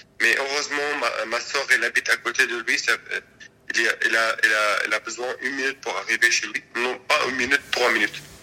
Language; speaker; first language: French; non-native, learner; Arabic